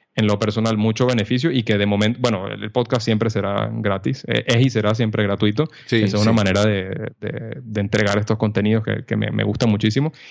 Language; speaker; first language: Spanish; native; Spanish